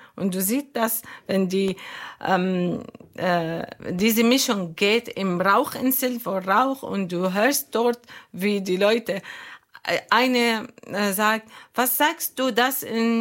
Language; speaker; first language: German; non-native, learner; Arabic